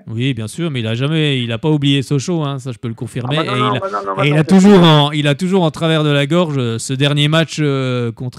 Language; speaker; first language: French; native; French